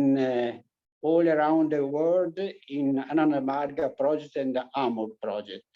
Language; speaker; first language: English; non-native, learner; Italian